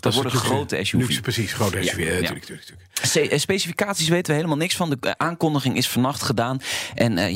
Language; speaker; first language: Dutch; native; Dutch